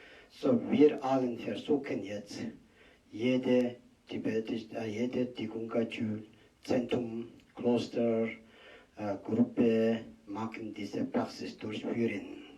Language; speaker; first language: German; non-native, learner; Tibetan